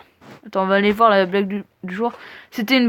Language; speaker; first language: French; native; French